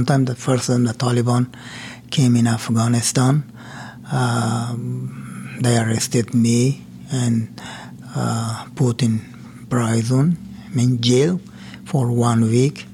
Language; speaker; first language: English; non-native, learner; Persian